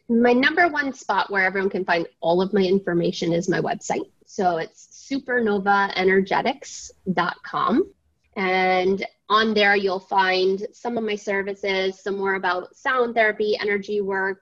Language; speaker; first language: English; native; English